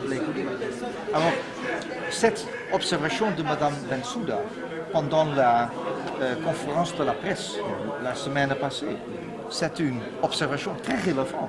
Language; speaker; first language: French; non-native, fluent; Dutch